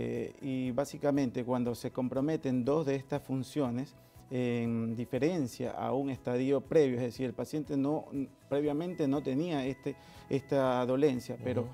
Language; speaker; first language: Spanish; native; Spanish